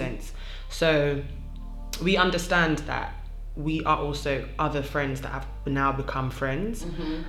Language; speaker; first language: English; non-native, local second language; French